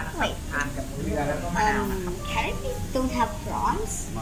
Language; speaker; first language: English; non-native, learner; Thai